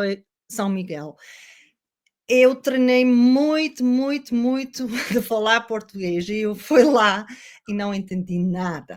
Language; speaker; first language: Portuguese; non-native, learner; Dutch